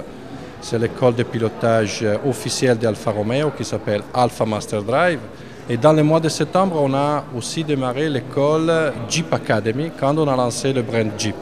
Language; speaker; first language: French; non-native, fluent; Italian